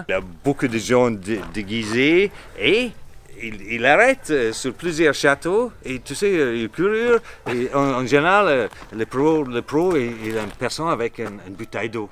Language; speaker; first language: French; non-native, fluent; English